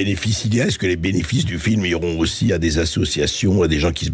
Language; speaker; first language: French; native; French